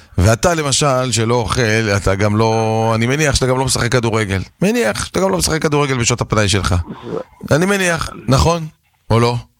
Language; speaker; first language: Hebrew; native; Hebrew